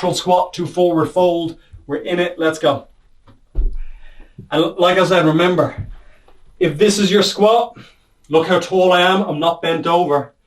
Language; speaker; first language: English; native; English